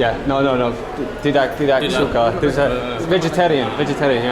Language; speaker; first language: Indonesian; non-native, learner; English